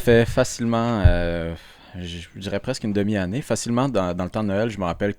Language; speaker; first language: French; native; French